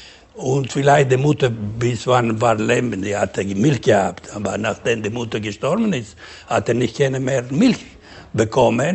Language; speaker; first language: German; non-native, fluent; Ladino